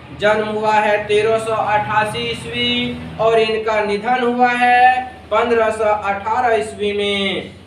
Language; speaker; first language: Hindi; native; Hindi